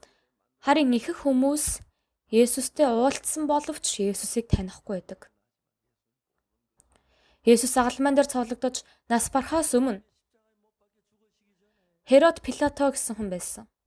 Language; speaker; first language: Mongolian; non-native, fluent; Korean